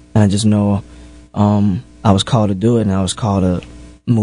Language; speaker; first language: English; native; English